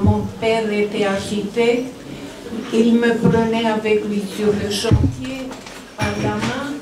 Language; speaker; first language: French; non-native, fluent; Romanian